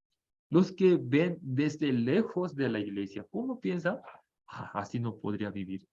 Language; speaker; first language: Spanish; non-native, fluent; Korean